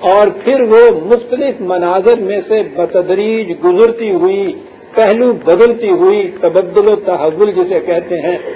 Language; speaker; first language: Urdu; native; Urdu